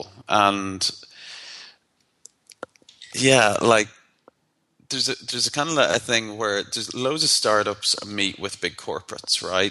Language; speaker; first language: English; native; English